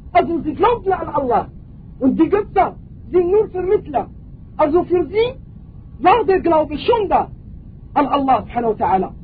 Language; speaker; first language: German; non-native, fluent; Arabic